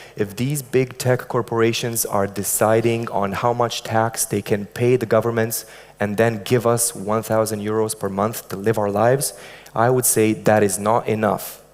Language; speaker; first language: English; non-native, fluent; Romanian